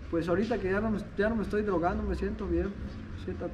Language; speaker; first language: Spanish; native; Spanish